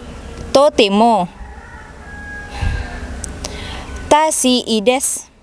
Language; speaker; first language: Japanese; non-native, learner; Indonesian